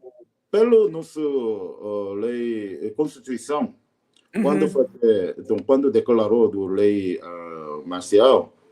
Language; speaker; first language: Portuguese; non-native, learner; Korean